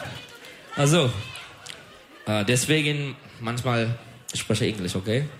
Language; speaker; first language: German; non-native, learner; Turkish